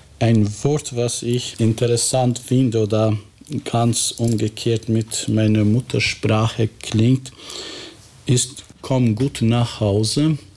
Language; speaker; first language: German; non-native, fluent; Albanian